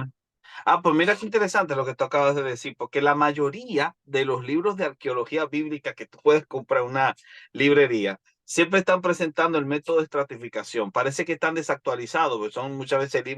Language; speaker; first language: Spanish; native; Spanish